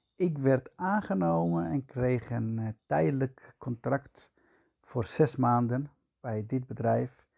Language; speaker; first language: Dutch; non-native, fluent; Spanish